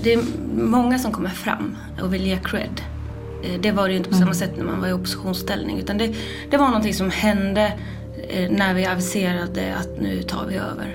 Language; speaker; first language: Swedish; native; Swedish